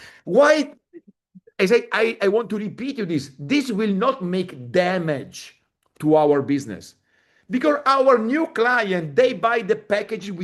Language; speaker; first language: English; non-native, fluent; Italian